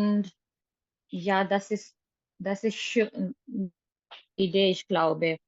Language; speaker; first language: German; non-native, learner; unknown